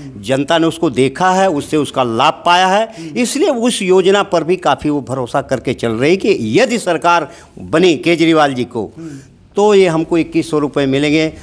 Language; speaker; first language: Hindi; native; Hindi